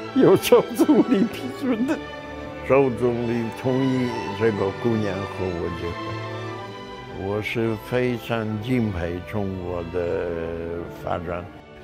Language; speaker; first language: Chinese; non-native, fluent; Polish